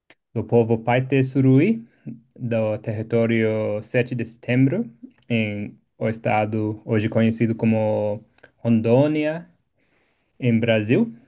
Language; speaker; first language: Portuguese; non-native, fluent; English